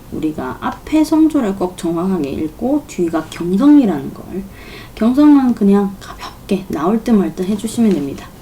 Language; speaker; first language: Korean; non-native, fluent; Chinese